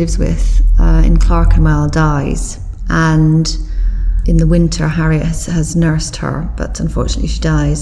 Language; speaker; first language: English; native; English